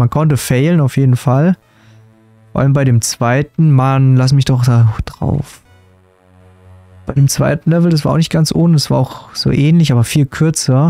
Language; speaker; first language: German; native; German